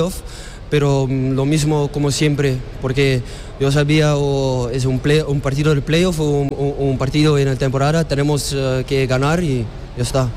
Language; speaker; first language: Spanish; non-native, learner; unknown